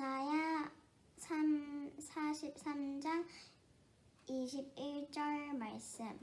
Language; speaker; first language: Korean; early bilingual, heritage; Korean